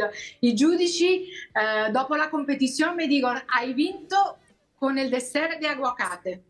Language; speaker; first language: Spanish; non-native, learner; Italian